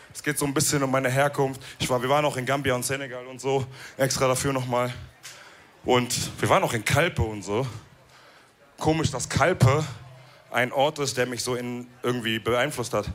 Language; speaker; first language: German; early bilingual, other home language; Wolof